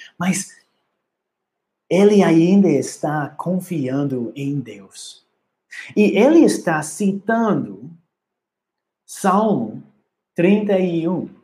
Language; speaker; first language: Portuguese; non-native, learner; English